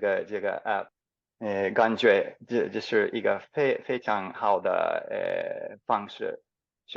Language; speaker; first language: Chinese; non-native, fluent; English